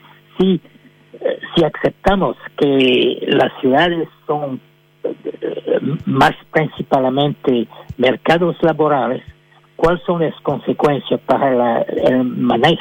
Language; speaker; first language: Spanish; non-native, fluent; French